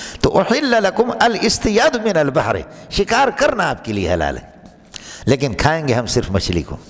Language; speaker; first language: Urdu; non-native, local second language; Baluchi